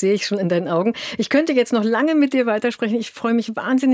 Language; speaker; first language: German; native; German